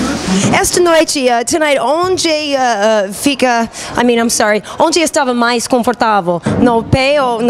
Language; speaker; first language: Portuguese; non-native, learner; English